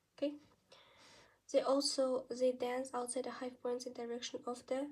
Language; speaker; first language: English; non-native, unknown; Kazakh